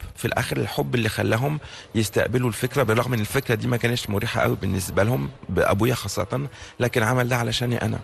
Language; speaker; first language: Arabic; early bilingual, heritage; Arabic